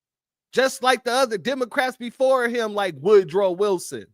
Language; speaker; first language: English; native; English